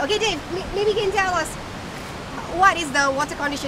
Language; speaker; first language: English; non-native, local second language; Malay